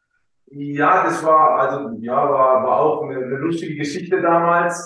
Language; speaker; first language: German; early bilingual, other home language; Croatian